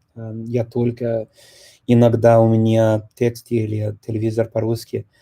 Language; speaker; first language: Russian; non-native, learner; English